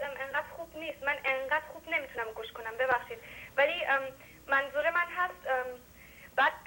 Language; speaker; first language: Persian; early bilingual, heritage; English